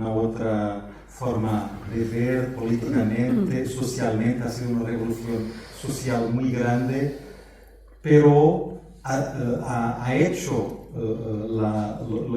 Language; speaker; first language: Spanish; non-native, fluent; Portuguese